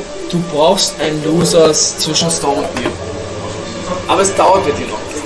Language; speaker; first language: German; native; German